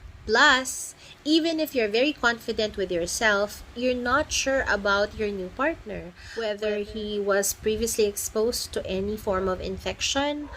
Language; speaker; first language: English; non-native, local second language; Filipino